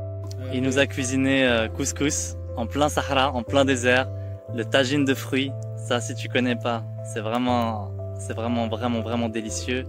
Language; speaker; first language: French; native; French